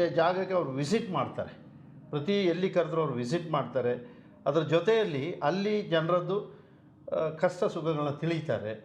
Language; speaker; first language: Kannada; non-native, local second language; Kodava